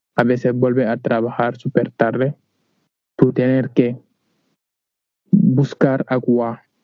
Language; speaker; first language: Spanish; non-native, learner; Wolof